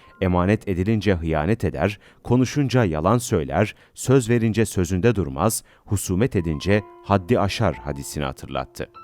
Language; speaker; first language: Turkish; native; Turkish